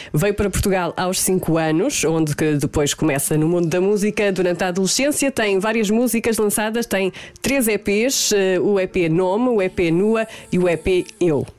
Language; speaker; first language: Portuguese; native; Portuguese